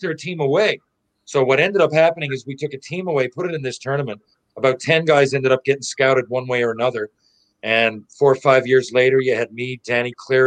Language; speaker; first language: English; native; English